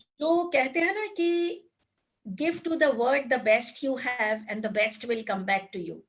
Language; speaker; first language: Hindi; native; Hindi